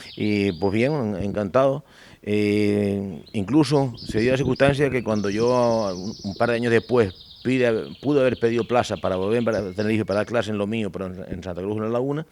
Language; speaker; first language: Spanish; native; Spanish